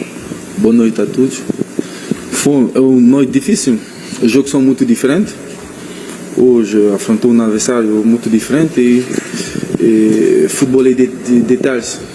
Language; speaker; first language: Portuguese; non-native, learner; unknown